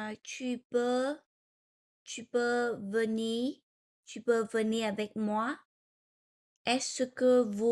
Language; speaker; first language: French; non-native, learner; Vietnamese